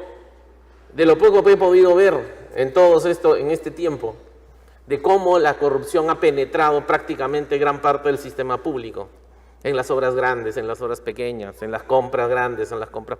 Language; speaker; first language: Spanish; native; Spanish